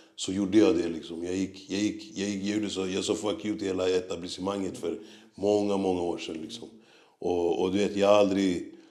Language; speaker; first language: Swedish; native; Swedish